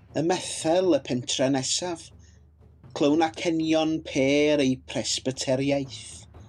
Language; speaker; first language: Welsh; native; Welsh